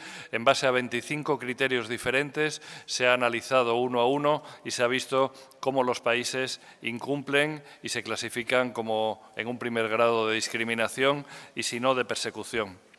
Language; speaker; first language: Spanish; native; Spanish